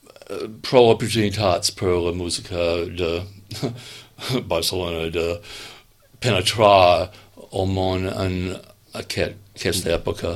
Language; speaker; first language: Catalan; non-native, learner; English